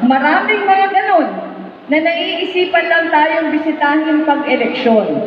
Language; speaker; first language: Filipino; non-native, local second language; Bikol